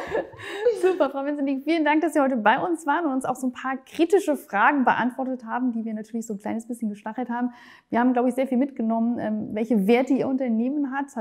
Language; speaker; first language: German; native; German